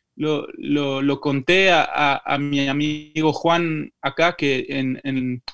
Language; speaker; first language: Spanish; non-native, fluent; French